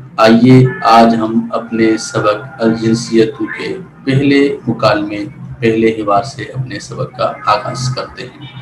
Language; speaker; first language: Urdu; native; Urdu